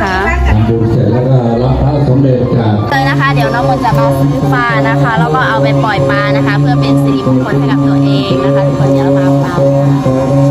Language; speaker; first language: Thai; non-native, local second language; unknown